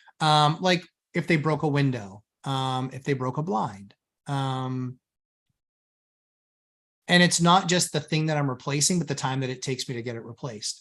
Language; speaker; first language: English; native; English